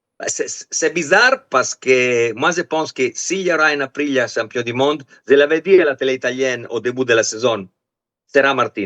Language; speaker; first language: French; non-native, fluent; Italian